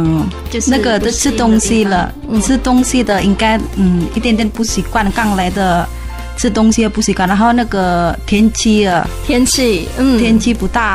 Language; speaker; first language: Chinese; non-native, learner; Indonesian